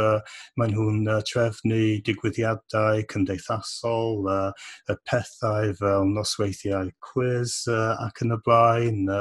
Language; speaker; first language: Welsh; non-native, fluent; English